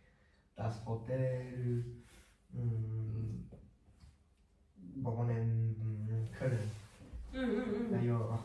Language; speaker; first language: German; non-native, learner; Japanese